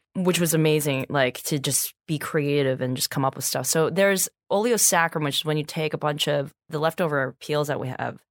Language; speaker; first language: English; native; English